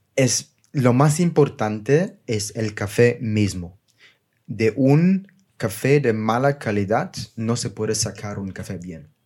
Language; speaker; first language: Spanish; non-native, fluent; Bulgarian